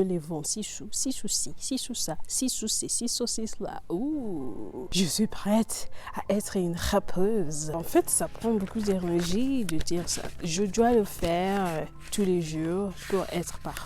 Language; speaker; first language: French; non-native, learner; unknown